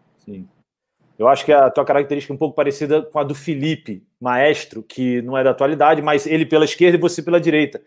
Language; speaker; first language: Portuguese; native; Portuguese